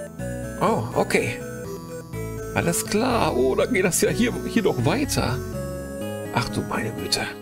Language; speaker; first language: German; native; German